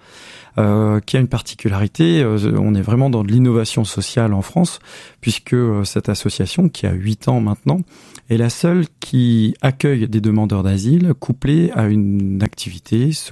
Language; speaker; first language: French; native; French